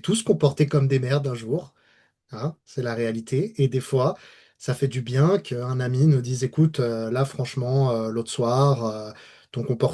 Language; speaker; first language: French; native; French